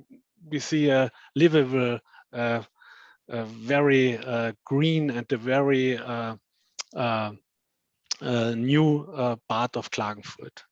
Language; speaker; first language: English; non-native, fluent; German